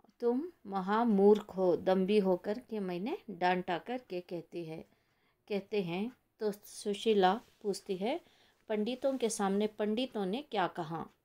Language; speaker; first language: Hindi; non-native, local second language; Kannada